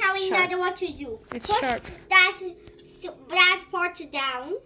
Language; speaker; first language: English; early bilingual, other home language; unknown